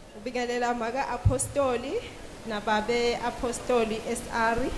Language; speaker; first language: Zulu; non-native, local second language; Swati